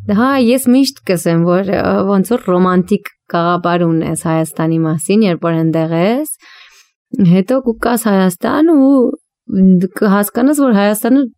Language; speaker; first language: Armenian; early bilingual, heritage; Armenian